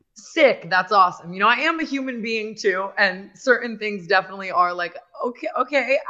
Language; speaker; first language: English; native; English